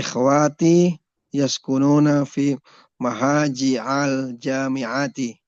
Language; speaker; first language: Arabic; non-native, learner; Indonesian